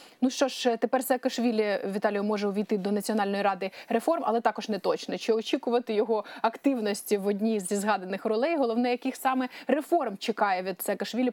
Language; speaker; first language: Ukrainian; native; Ukrainian